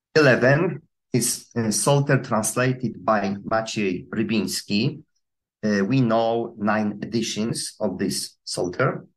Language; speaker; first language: English; non-native, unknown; Polish